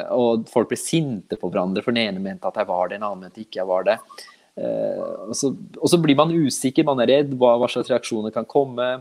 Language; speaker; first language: Norwegian; early bilingual, other home language; Urdu